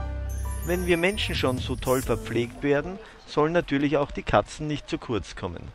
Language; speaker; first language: German; native; German